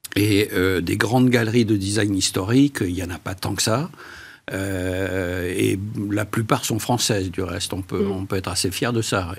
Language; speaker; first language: French; native; French